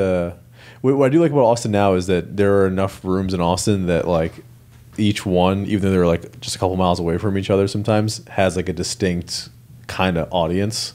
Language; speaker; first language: English; native; English